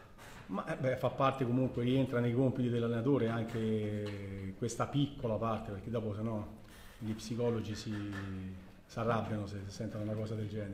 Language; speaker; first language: Italian; native; Italian